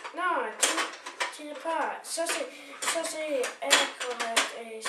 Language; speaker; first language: French; non-native, learner; English